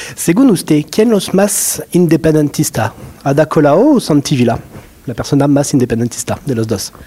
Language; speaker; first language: Spanish; non-native, fluent; French